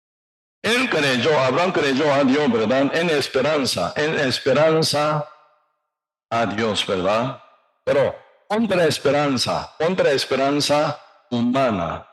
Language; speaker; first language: Spanish; non-native, learner; Korean